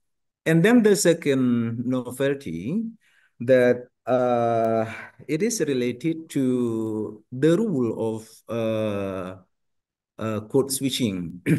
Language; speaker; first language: English; non-native, learner; Indonesian